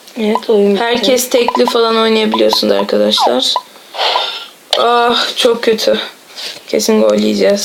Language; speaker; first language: Turkish; native; Turkish